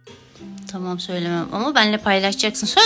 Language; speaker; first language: Turkish; native; Turkish